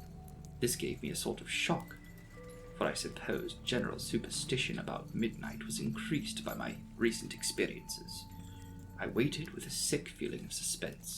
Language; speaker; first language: English; native; English